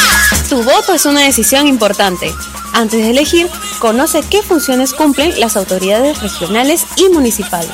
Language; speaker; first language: Spanish; native; Spanish